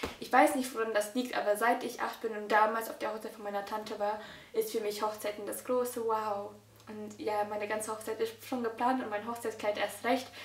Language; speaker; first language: German; early bilingual, other home language; Russian